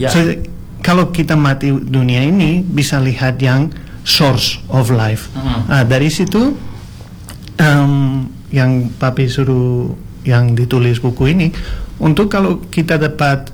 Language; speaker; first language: Indonesian; non-native, learner; Spanish